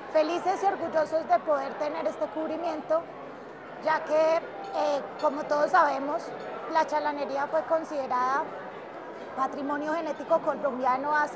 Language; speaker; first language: Spanish; native; Spanish